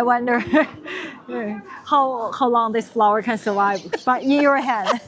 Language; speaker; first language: English; non-native, learner; Chinese